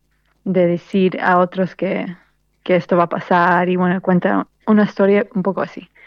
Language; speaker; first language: Spanish; early bilingual, heritage; Spanish